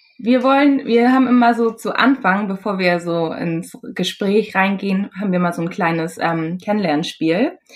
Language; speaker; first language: German; native; German